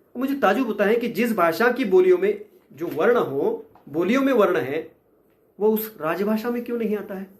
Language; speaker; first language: Hindi; non-native, local second language; Marathi